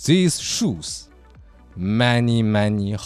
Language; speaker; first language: English; non-native, learner; Chinese